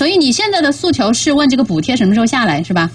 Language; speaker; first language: Chinese; native; Chinese